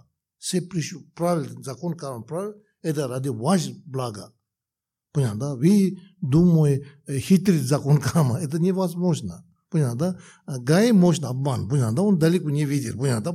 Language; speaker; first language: Russian; non-native, learner; Tibetan